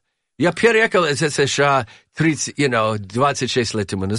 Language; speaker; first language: Russian; non-native, learner; English